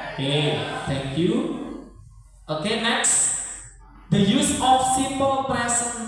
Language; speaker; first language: English; non-native, learner; Indonesian